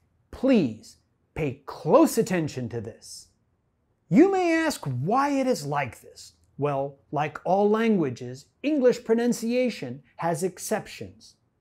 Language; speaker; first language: English; native; English